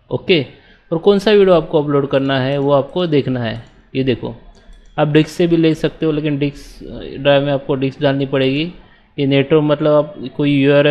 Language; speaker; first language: Hindi; native; Hindi